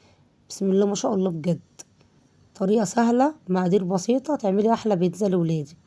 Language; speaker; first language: Arabic; native; Arabic